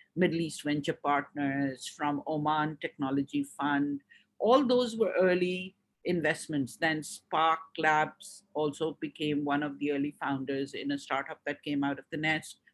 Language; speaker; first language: English; non-native, local second language; Urdu